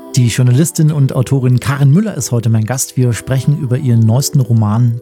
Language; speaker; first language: German; native; German